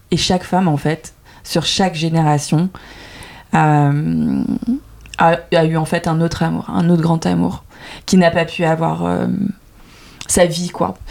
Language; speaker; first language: French; early bilingual, other home language; Vietnamese